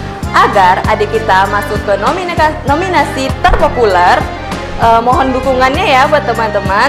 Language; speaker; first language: Indonesian; native; Indonesian